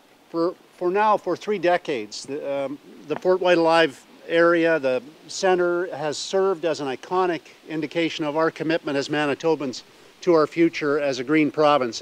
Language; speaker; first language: English; native; English